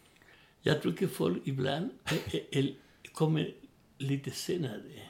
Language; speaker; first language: Swedish; non-native, learner; Spanish